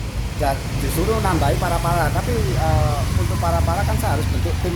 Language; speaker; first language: Indonesian; non-native, local second language; Javanese